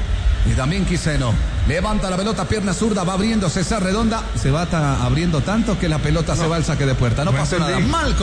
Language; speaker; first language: Spanish; native; Spanish